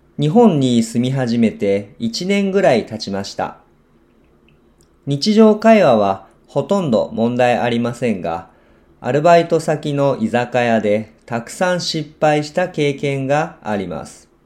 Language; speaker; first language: Japanese; non-native, fluent; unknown